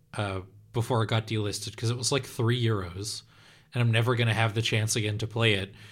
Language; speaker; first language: English; non-native, fluent; Dutch